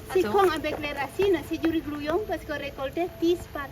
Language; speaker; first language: French; non-native, learner; Indonesian